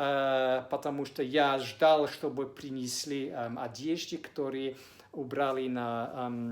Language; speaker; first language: Russian; non-native, fluent; English